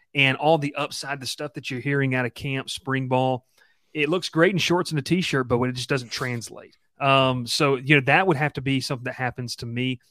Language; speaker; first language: English; native; English